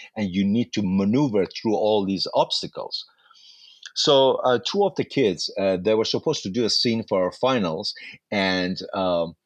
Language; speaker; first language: English; non-native, fluent; Persian